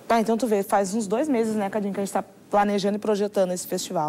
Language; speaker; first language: Portuguese; native; Portuguese